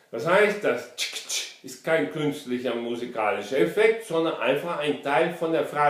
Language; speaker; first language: German; non-native, fluent; Portuguese